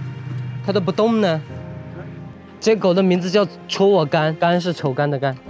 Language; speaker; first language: Chinese; native; Chinese